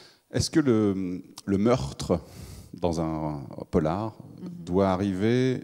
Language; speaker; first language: French; native; French